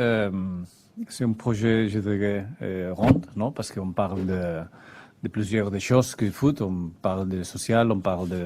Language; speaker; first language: French; non-native, fluent; Spanish